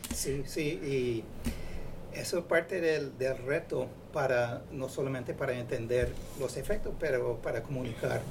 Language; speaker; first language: Spanish; non-native, fluent; English